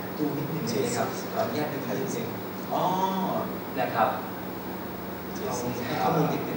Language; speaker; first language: Thai; native; Thai